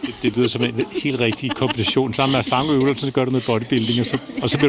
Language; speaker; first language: Danish; native; Danish